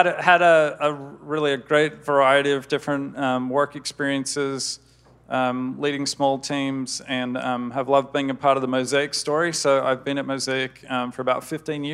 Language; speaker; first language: English; native; English